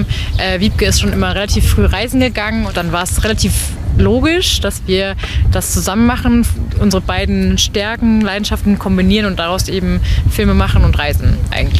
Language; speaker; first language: German; native; German